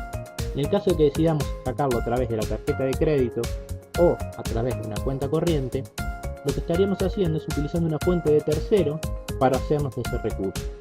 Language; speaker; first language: Spanish; native; Spanish